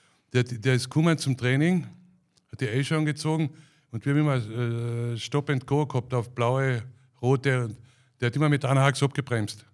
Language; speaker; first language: German; native; German